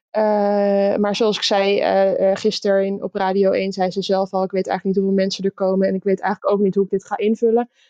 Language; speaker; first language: Dutch; native; Dutch